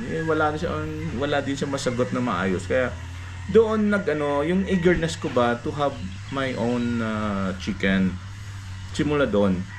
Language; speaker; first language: Filipino; non-native, local second language; Hiligaynon